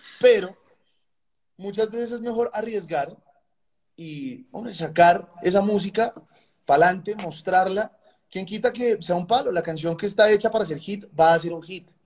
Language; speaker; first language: Spanish; native; Spanish